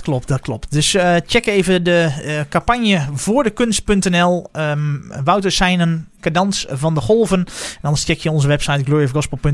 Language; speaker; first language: Dutch; native; Dutch